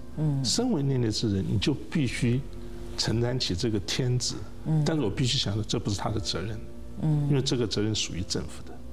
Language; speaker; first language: Chinese; native; Chinese